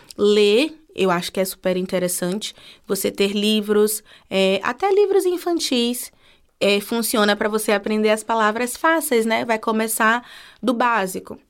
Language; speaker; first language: Portuguese; native; Portuguese